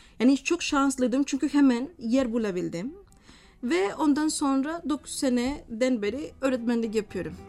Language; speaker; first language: Turkish; non-native, fluent; Spanish